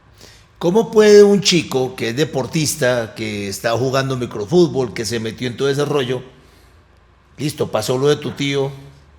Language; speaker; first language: Spanish; native; Spanish